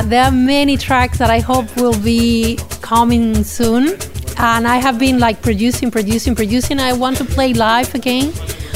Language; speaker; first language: English; non-native, fluent; Spanish